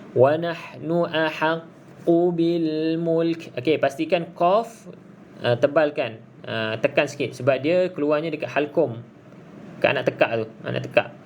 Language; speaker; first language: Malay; native; Malay